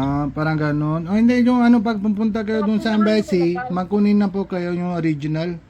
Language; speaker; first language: Filipino; non-native, learner; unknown